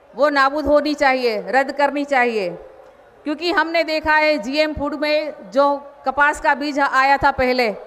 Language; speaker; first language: Hindi; non-native, local second language; Gujarati